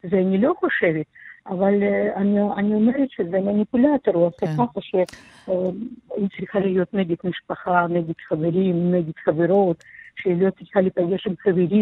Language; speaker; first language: Hebrew; non-native, learner; Russian